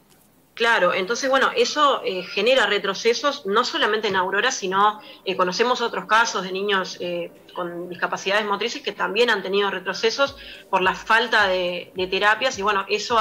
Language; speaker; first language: Spanish; native; Spanish